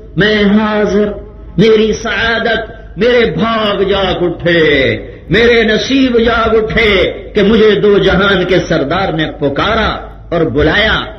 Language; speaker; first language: Urdu; non-native, local second language; Punjabi